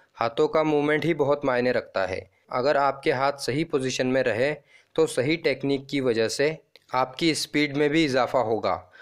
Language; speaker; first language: Hindi; non-native, local second language; Marathi